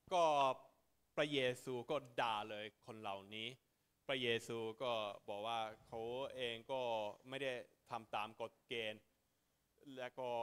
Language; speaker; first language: Thai; non-native, fluent; Finnish